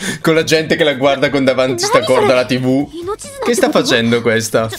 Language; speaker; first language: Italian; native; Italian